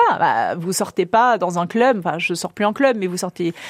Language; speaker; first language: French; native; French